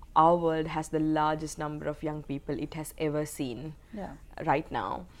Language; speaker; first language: English; non-native, local second language; Sinhala